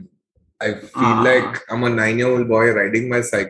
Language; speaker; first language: English; non-native, local second language; Hindi